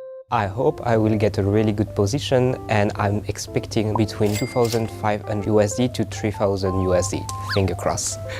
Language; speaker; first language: English; non-native, fluent; French